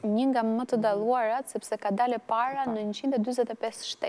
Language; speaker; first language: Albanian; native; Albanian